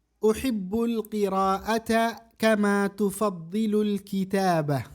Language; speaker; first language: Arabic; non-native, fluent; Indonesian